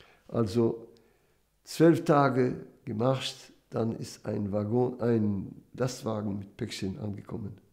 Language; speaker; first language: German; non-native, fluent; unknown